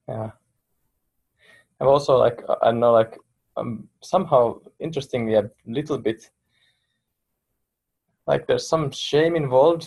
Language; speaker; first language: English; non-native, fluent; Finnish